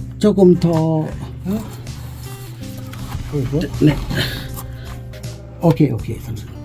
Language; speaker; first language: Korean; non-native, learner; Thai